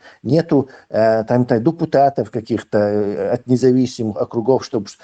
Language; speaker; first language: Russian; non-native, local second language; Chechen